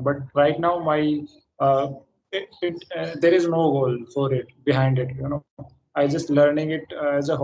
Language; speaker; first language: English; non-native, fluent; Hindi